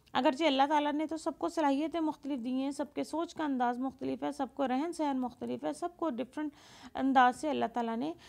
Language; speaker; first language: Urdu; non-native, local second language; Punjabi